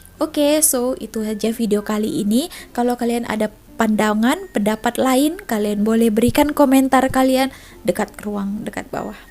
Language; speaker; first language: Indonesian; native; Indonesian